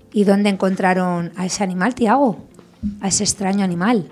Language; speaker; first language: Spanish; native; Spanish